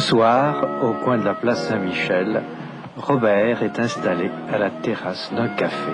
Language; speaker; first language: French; native; French